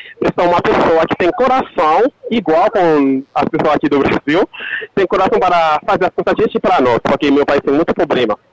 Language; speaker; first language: Portuguese; non-native, learner; Haitian Creole